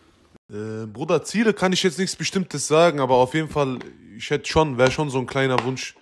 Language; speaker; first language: German; native; German